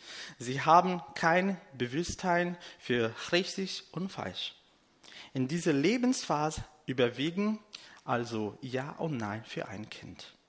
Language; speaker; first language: German; non-native, fluent; Portuguese